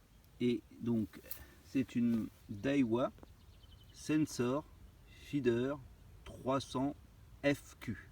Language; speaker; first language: French; native; French